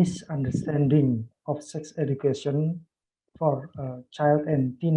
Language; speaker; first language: English; non-native, learner; Indonesian